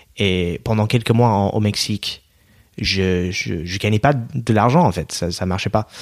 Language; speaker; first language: French; non-native, fluent; English